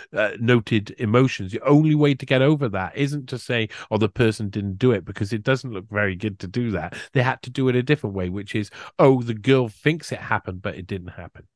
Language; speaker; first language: English; native; English